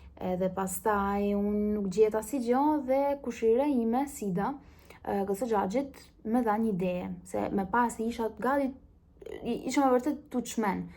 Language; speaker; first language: Albanian; early bilingual, heritage; Albanian